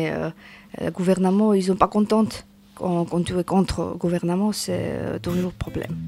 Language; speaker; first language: French; non-native, learner; Georgian